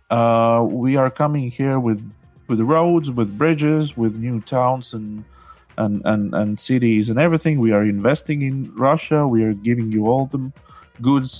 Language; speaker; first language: English; non-native, fluent; Latvian